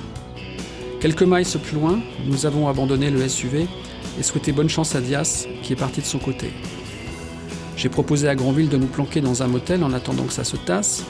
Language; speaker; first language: French; native; French